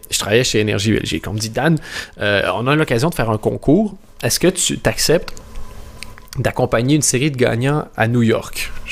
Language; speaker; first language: French; native; French